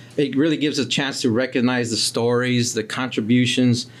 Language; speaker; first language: English; early bilingual, other home language; Spanish